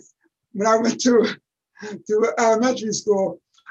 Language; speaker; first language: English; native; English